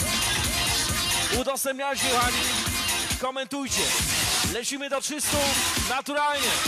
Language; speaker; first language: Polish; native; Polish